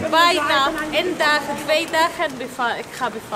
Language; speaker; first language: Dutch; non-native, learner; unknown